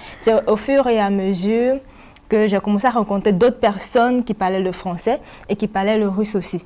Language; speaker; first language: French; non-native, local second language; Malagasy